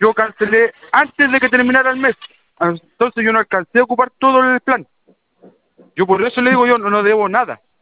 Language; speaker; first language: Spanish; native; Spanish